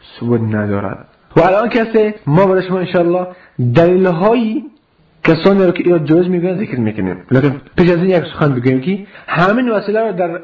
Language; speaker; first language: Persian; native; Persian